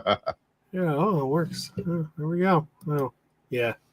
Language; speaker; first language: English; native; English